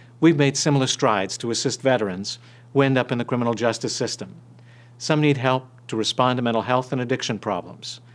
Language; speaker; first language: English; native; English